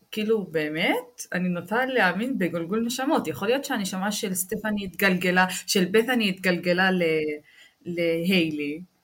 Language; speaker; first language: Hebrew; non-native, local second language; Arabic